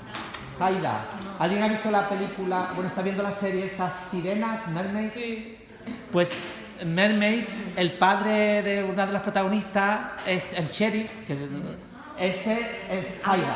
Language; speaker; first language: Spanish; native; Spanish